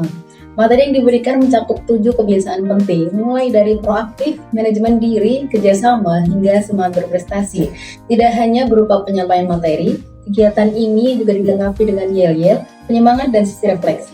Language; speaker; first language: Indonesian; native; Indonesian